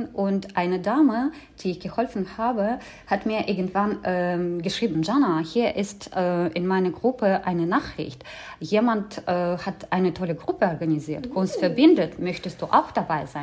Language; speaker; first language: German; non-native, fluent; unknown